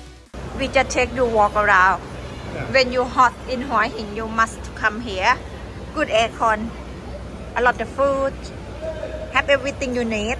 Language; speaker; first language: English; non-native, learner; Thai